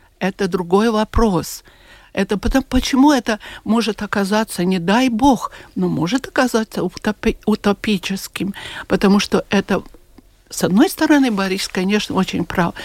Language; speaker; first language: Russian; non-native, local second language; Latvian